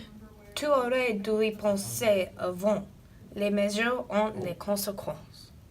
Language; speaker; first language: French; non-native, learner; English